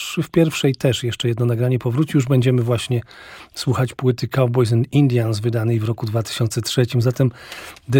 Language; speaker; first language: Polish; native; Polish